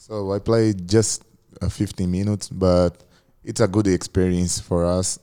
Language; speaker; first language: English; non-native, learner; Portuguese